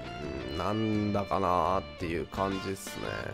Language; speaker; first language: Japanese; native; Japanese